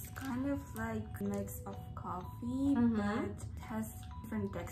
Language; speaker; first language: English; non-native, learner; Russian